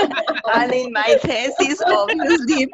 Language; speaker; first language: English; non-native, learner; Spanish